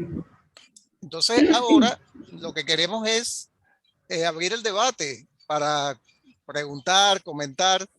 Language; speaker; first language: Spanish; native; Spanish